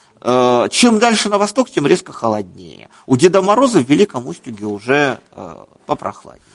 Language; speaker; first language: Russian; native; Russian